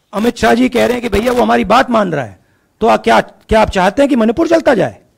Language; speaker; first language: Hindi; native; Hindi